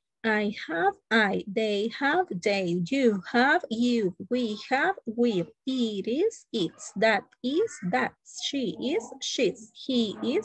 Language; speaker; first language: English; non-native, learner; Spanish